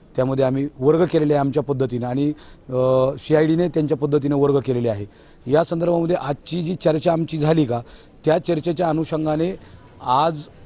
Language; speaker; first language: Marathi; native; Marathi